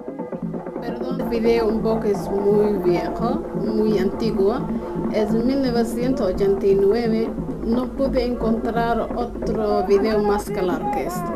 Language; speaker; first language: Spanish; non-native, learner; Somali